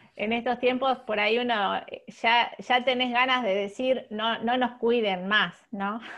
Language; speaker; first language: Spanish; native; Spanish